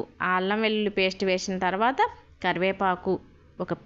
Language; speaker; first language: Telugu; native; Telugu